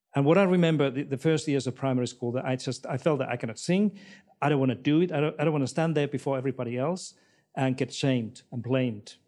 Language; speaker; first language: English; non-native, fluent; Finnish